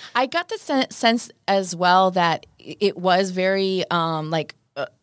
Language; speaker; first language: English; early bilingual, other home language; Spanish